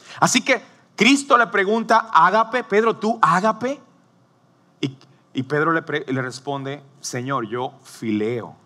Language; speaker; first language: Spanish; native; Spanish